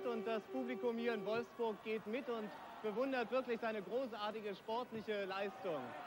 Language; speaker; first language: German; native; German